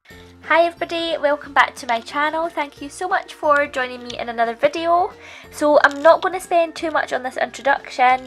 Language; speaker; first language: English; native; English